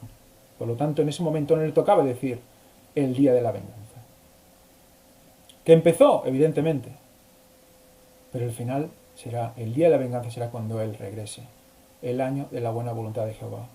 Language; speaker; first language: Spanish; native; Spanish